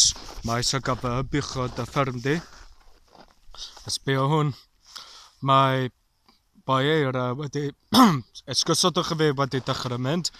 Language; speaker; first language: Welsh; non-native, learner; English